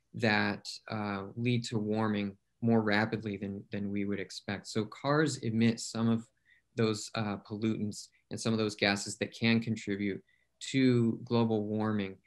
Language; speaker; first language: English; native; English